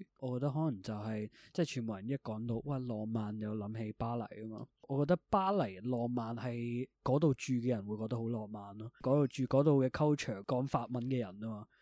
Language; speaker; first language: Cantonese; early bilingual, other home language; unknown